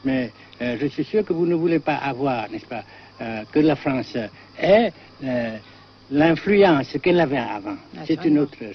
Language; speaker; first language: French; non-native, local second language; Vietnamese